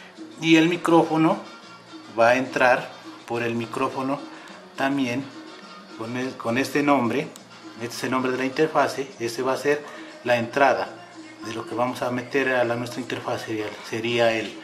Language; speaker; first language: Spanish; native; Spanish